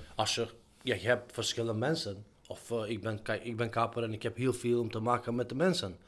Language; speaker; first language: Dutch; non-native, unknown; Albanian